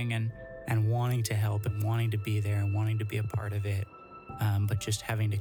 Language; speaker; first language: English; native; English